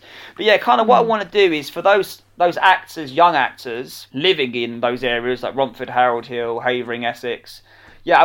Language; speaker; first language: English; native; English